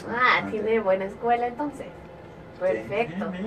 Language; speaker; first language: Spanish; native; Spanish